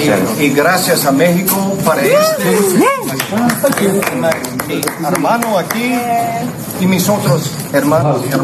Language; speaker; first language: Spanish; non-native, fluent; English